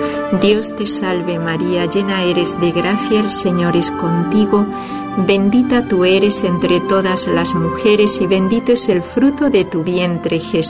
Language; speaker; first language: Spanish; native; Spanish